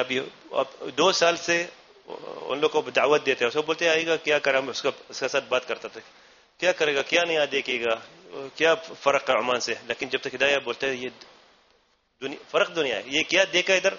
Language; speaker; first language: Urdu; non-native, learner; Arabic